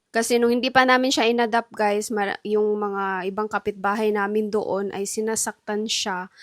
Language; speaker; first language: Filipino; native; Filipino